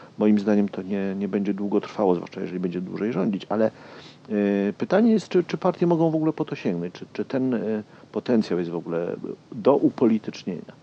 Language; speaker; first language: Polish; native; Polish